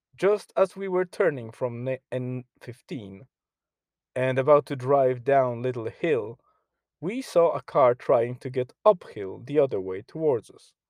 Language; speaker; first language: English; non-native, fluent; Polish